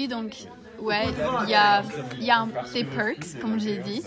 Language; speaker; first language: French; non-native, learner; English